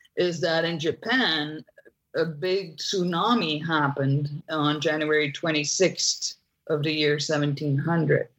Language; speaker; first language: English; non-native, fluent; Dutch